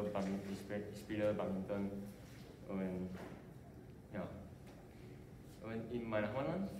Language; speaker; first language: German; non-native, learner; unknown